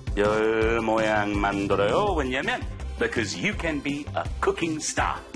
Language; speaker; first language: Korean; non-native, fluent; English